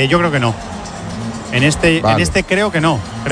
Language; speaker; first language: Spanish; native; Spanish